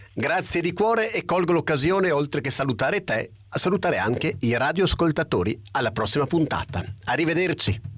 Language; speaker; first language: Italian; native; Italian